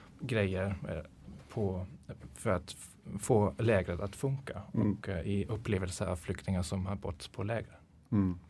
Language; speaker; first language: Swedish; non-native, fluent; German